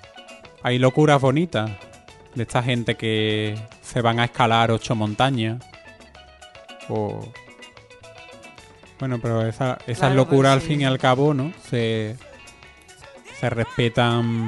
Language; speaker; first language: Spanish; native; Spanish